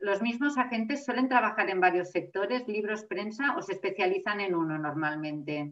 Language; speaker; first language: Spanish; non-native, local second language; Catalan